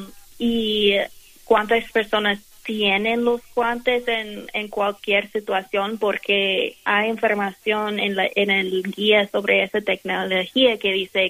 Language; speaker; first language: Spanish; non-native, fluent; English